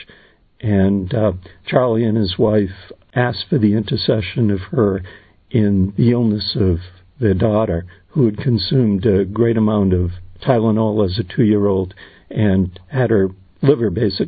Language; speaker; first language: English; native; English